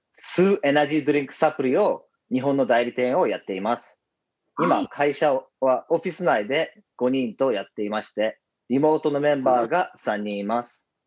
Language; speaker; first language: Japanese; early bilingual, heritage; Japanese